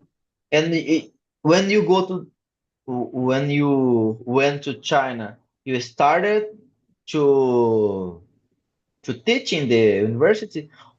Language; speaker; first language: English; non-native, learner; Portuguese